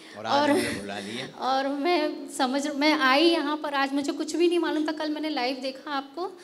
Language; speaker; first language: Hindi; non-native, local second language; Marathi